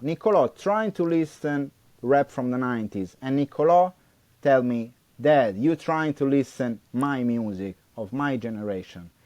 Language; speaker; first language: English; non-native, learner; Italian